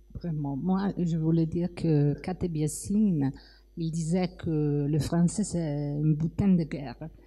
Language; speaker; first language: French; non-native, fluent; Italian